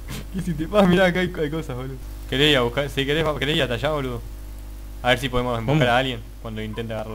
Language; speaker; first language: Spanish; native; Spanish